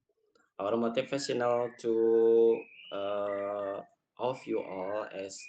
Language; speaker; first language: English; non-native, fluent; Indonesian